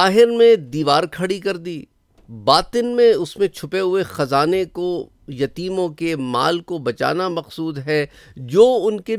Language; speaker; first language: Urdu; native; Urdu